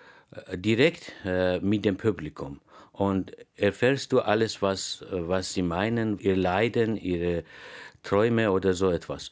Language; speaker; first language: German; non-native, fluent; Persian